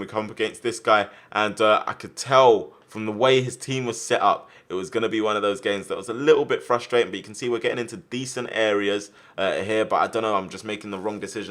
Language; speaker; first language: English; native; English